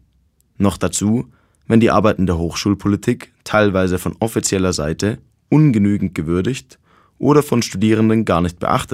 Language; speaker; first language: German; native; German